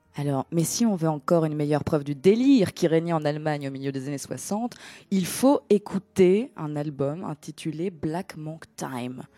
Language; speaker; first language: French; non-native, fluent; Greek